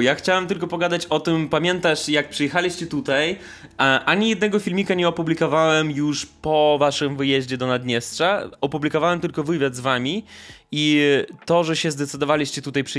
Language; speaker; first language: Polish; non-native, fluent; Russian